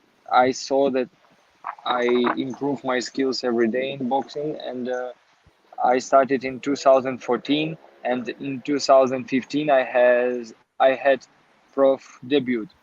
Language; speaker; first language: English; non-native, learner; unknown